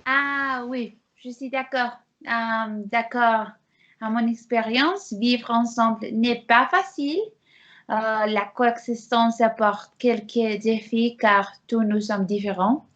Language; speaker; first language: French; non-native, learner; Spanish